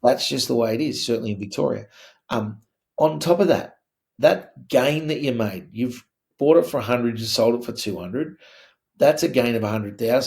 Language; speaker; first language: English; native; English